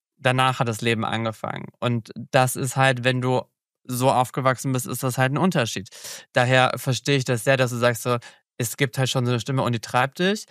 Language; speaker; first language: German; early bilingual, other home language; Polish